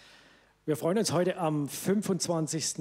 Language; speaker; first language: German; native; German